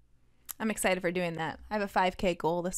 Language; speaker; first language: English; native; English